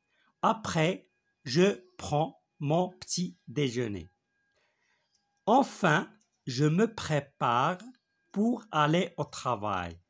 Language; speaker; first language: French; non-native, local second language; Arabic